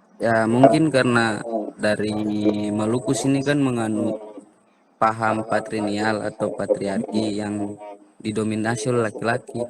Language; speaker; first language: Indonesian; native; Indonesian